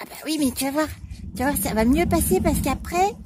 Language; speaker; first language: French; native; French